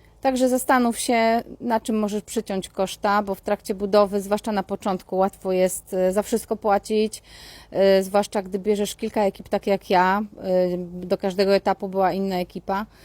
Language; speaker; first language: Polish; native; Polish